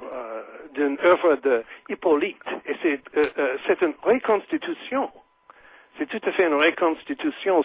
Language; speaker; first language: French; non-native, fluent; English